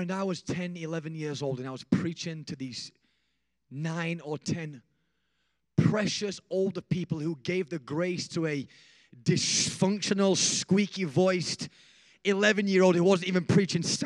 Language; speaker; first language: English; native; English